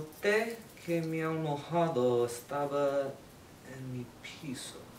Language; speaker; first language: Spanish; non-native, learner; English